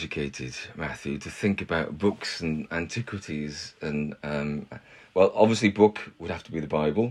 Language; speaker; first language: English; native; English